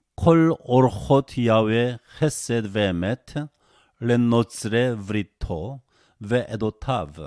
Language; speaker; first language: Hebrew; non-native, fluent; Korean